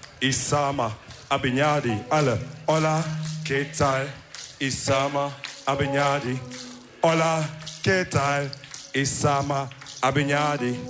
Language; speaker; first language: German; early bilingual, other home language; Wolof